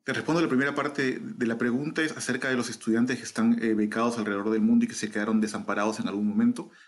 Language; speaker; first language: Spanish; native; Spanish